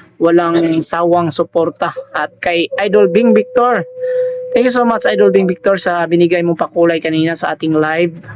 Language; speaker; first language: Filipino; non-native, local second language; Cebuano